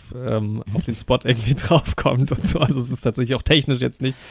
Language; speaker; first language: German; native; German